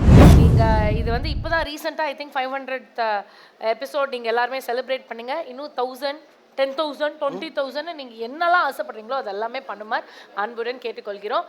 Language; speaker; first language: Tamil; native; Tamil